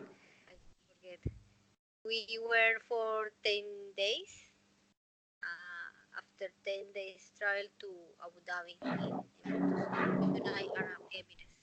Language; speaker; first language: English; non-native, learner; Spanish